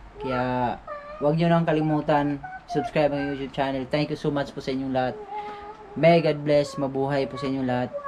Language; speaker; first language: Filipino; non-native, local second language; Cebuano